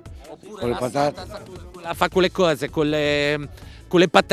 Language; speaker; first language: Italian; native; Italian